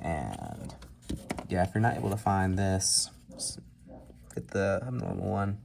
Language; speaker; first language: English; native; English